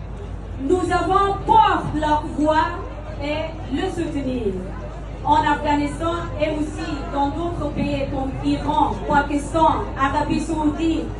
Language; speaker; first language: French; non-native, fluent; Persian